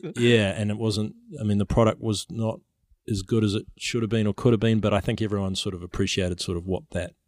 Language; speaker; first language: English; native; English